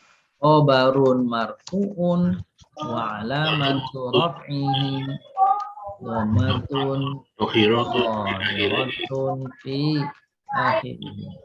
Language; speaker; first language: Arabic; non-native, fluent; Indonesian